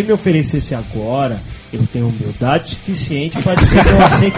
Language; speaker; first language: Portuguese; native; Portuguese